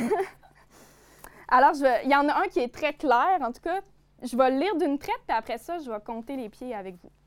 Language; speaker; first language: French; native; French